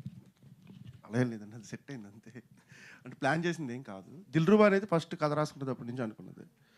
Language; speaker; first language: Telugu; native; Telugu